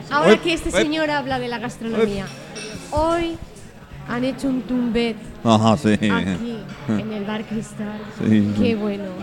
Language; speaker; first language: Spanish; native; Spanish